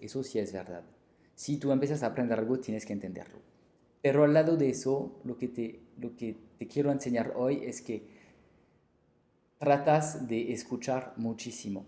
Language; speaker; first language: Spanish; non-native, fluent; French